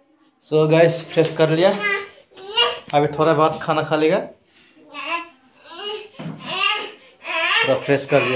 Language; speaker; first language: Hindi; non-native, local second language; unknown